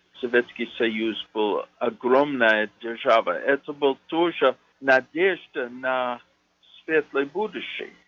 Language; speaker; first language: Russian; non-native, fluent; English